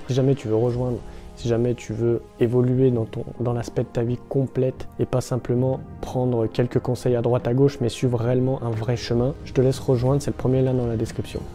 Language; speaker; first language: French; native; French